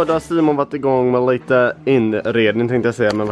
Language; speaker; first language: Swedish; native; Swedish